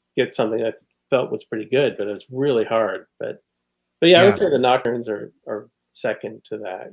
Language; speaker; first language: English; native; English